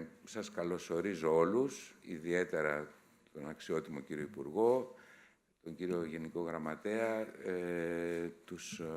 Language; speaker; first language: Greek; early bilingual, heritage; Greek